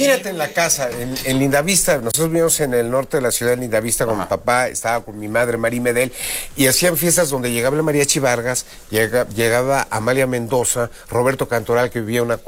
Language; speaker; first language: Spanish; native; Spanish